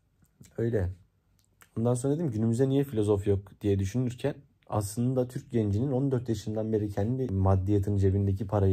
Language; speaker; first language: Turkish; native; Turkish